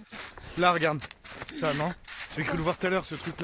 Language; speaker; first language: French; native; French